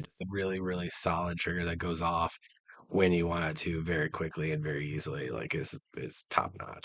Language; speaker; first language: English; native; English